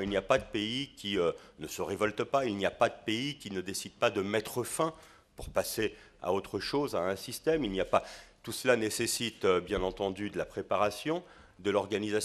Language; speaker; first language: French; native; French